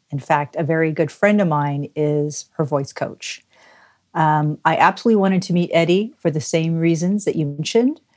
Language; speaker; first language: English; native; English